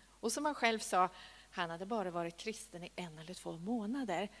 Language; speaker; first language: Swedish; native; Swedish